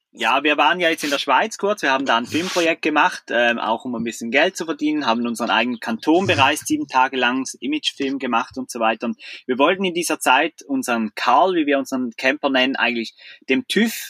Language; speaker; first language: German; native; German